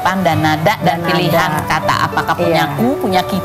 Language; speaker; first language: Indonesian; native; Indonesian